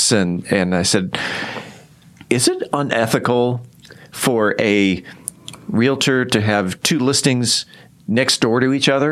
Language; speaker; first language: English; native; English